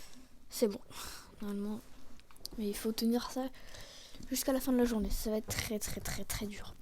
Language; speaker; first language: French; native; French